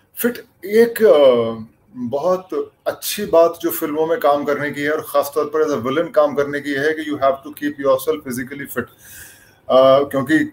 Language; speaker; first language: Hindi; native; Hindi